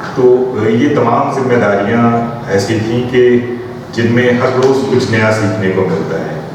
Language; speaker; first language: Urdu; native; Urdu